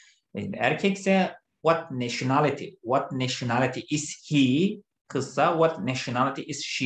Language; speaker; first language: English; non-native, fluent; Turkish